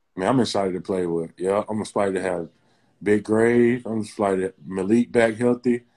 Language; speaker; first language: English; native; English